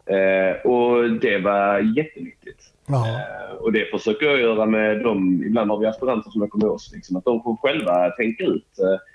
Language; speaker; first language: Swedish; native; Swedish